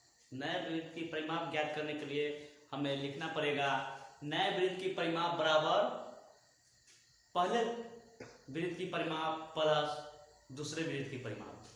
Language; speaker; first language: Hindi; native; Hindi